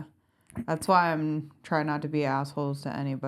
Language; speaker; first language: English; native; English